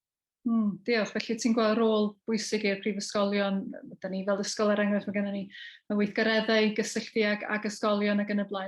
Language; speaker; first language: Welsh; native; Welsh